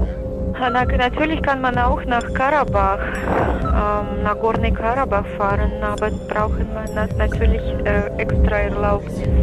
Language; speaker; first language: German; non-native, fluent; Armenian